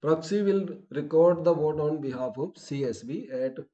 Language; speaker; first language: English; non-native, local second language; Punjabi